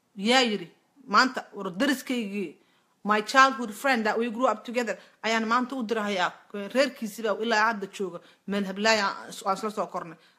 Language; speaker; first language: Somali; native; Somali